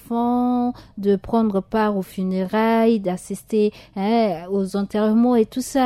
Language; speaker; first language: French; non-native, local second language; Sango